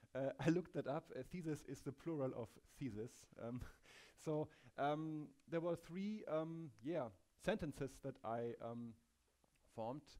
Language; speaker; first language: English; non-native, fluent; German